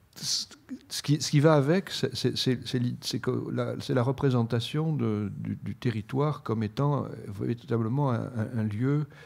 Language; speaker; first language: French; native; French